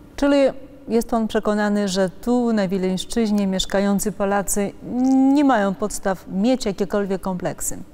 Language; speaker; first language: Polish; native; Polish